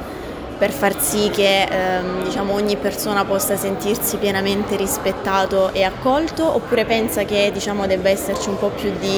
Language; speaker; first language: Italian; native; Italian